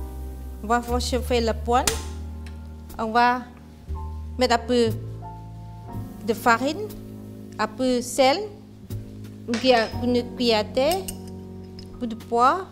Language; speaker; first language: French; non-native, fluent; Thai